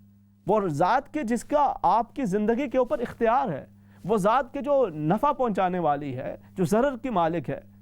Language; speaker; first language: Urdu; native; Urdu